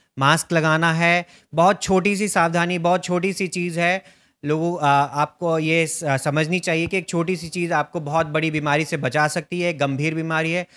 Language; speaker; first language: Hindi; native; Hindi